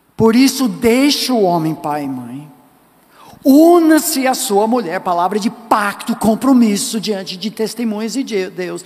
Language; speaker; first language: Portuguese; non-native, fluent; English